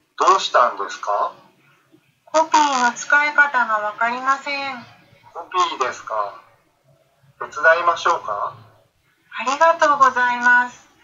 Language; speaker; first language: Japanese; non-native, fluent; Indonesian